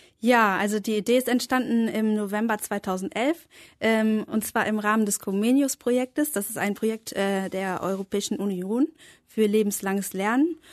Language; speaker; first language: German; native; German